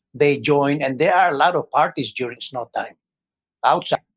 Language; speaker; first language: English; non-native, local second language; Filipino